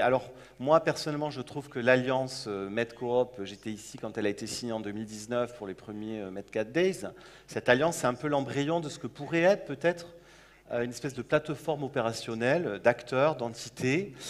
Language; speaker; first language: French; native; French